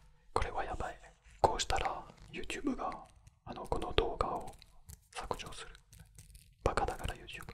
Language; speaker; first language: Japanese; non-native, fluent; French